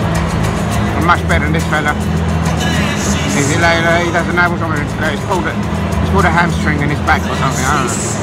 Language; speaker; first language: English; native; English